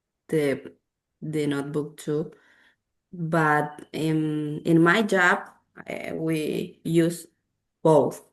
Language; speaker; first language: English; non-native, learner; Spanish